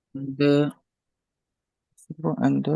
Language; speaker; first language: English; non-native, learner; Chinese